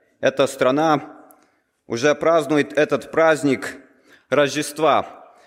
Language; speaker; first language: Russian; early bilingual, heritage; Russian